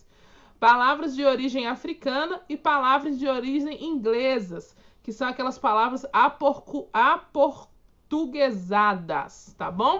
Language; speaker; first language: Portuguese; native; Portuguese